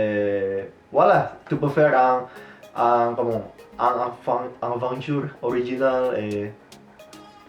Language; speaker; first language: French; non-native, fluent; Indonesian